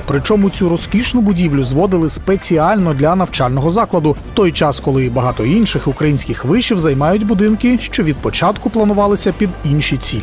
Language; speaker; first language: Ukrainian; native; Ukrainian